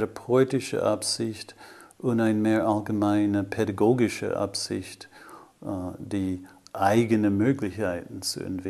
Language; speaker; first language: German; non-native, fluent; English